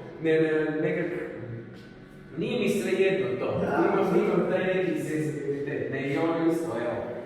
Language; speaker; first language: Croatian; native; Croatian